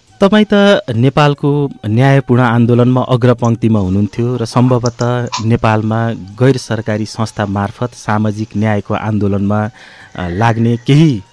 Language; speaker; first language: Nepali; native; Nepali